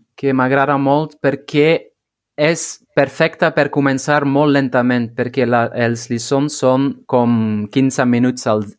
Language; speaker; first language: Catalan; non-native, learner; Dutch